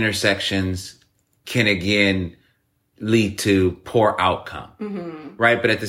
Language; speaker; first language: English; native; English